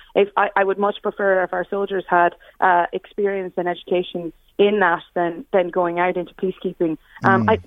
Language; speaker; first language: English; native; English